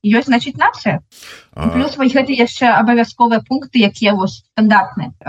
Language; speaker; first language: Belarusian; non-native, local second language; Russian